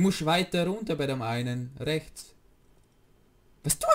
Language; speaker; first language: German; native; German